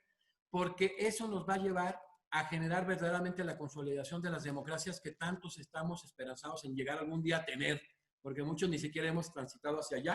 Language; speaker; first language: Spanish; native; Spanish